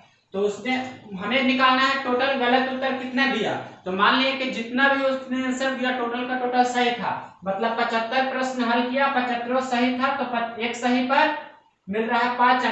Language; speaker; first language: Hindi; native; Hindi